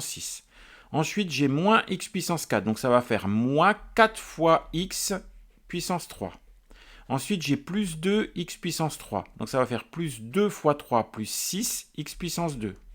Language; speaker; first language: French; native; French